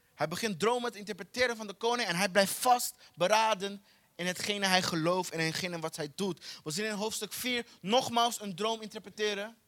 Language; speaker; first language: Dutch; non-native, fluent; Portuguese